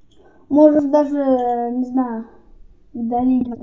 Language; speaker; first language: Russian; native; Russian